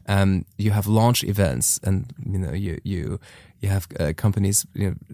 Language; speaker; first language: English; non-native, fluent; German